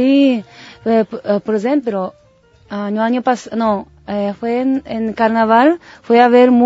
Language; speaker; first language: Spanish; non-native, learner; Japanese